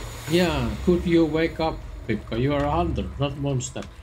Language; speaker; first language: English; non-native, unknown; Finnish